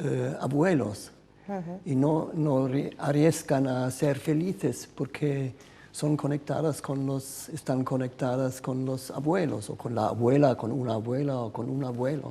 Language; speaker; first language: Spanish; non-native, fluent; German